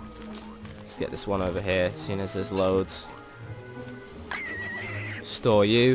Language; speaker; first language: English; native; English